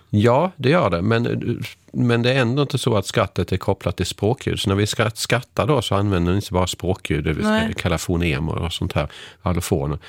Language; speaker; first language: Swedish; native; Swedish